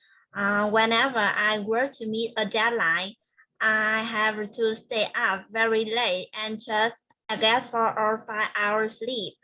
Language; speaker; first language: English; non-native, learner; Vietnamese